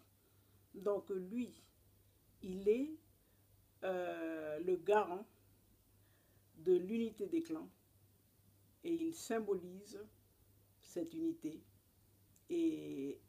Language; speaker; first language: French; non-native, local second language; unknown